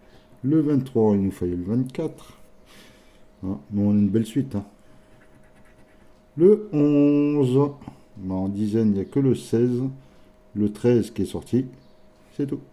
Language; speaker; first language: French; native; French